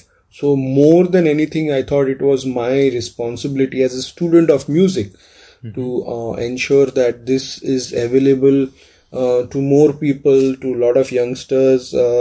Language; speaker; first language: English; non-native, local second language; Marathi